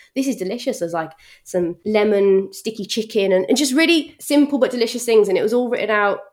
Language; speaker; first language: English; native; English